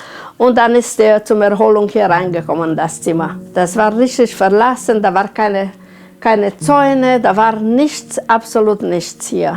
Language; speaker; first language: German; non-native, local second language; Romanian